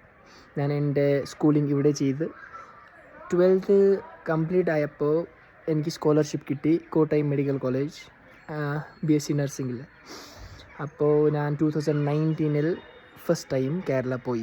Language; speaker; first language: Malayalam; non-native, local second language; Kashmiri